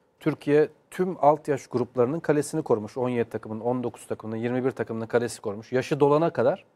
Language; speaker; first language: Turkish; native; Turkish